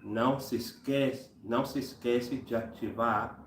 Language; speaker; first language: Portuguese; non-native, learner; English